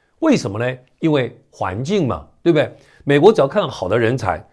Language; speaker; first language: Chinese; native; Chinese